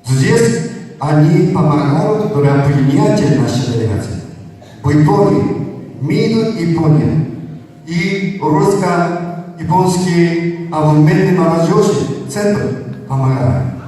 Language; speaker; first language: Russian; non-native, learner; Japanese